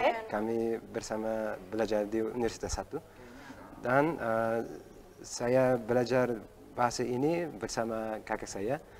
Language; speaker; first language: Indonesian; non-native, learner; Uzbek